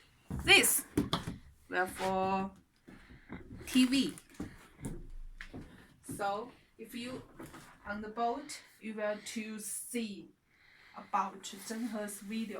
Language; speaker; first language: English; non-native, learner; Chinese